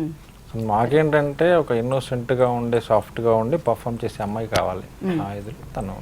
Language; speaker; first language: Telugu; native; Telugu